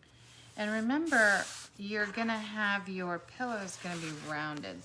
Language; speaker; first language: English; native; English